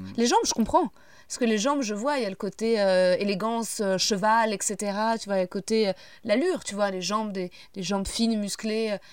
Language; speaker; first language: French; native; French